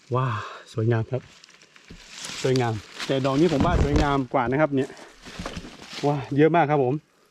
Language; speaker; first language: Thai; non-native, local second language; S'gaw Karen